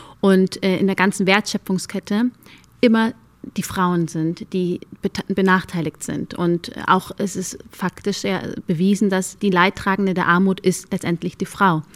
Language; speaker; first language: German; early bilingual, other home language; Amharic